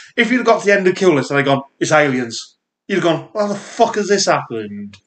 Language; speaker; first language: English; native; English